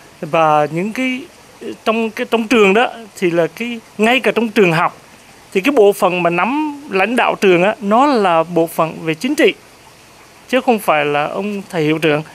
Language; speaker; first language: Vietnamese; native; Vietnamese